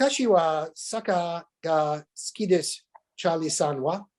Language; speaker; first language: Japanese; non-native, learner; English